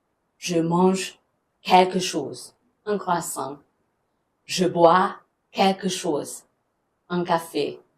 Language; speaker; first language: French; non-native, fluent; German